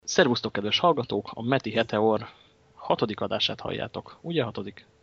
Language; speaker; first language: Hungarian; native; Hungarian